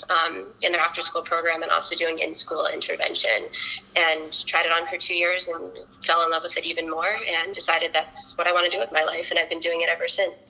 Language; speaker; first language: English; native; English